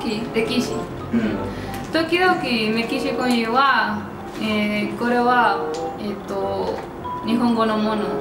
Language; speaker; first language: Japanese; non-native, learner; Spanish